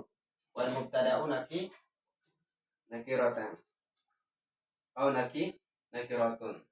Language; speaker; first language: Arabic; non-native, fluent; Indonesian